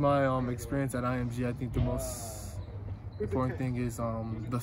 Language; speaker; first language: English; non-native, fluent; Japanese